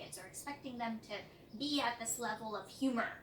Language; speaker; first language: English; native; English